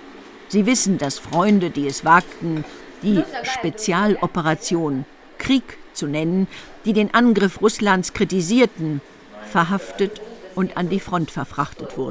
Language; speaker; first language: German; native; German